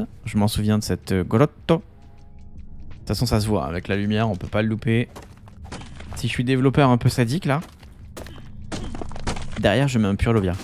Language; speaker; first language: French; native; French